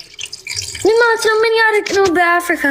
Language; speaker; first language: Amharic; non-native, learner; English